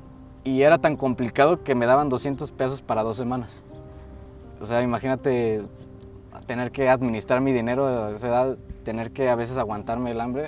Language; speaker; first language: Spanish; native; Spanish